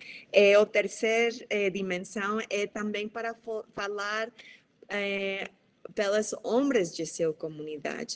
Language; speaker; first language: Portuguese; non-native, fluent; Spanish